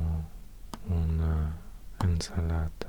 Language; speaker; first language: Spanish; non-native, learner; Swedish